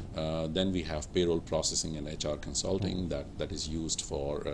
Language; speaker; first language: English; non-native, local second language; Urdu